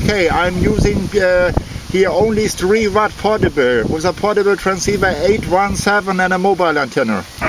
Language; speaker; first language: English; non-native, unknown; German